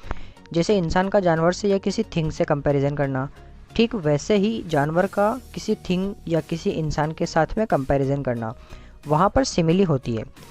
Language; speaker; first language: Hindi; native; Hindi